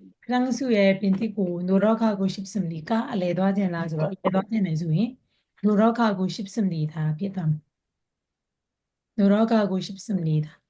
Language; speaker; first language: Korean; non-native, fluent; Burmese